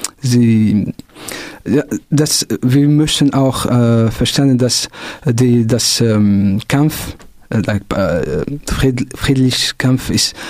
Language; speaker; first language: German; non-native, local second language; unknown